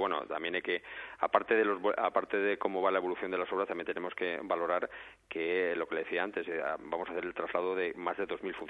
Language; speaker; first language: Spanish; native; Spanish